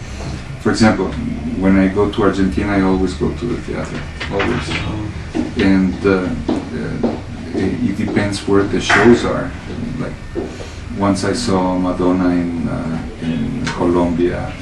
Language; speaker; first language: English; non-native, learner; Spanish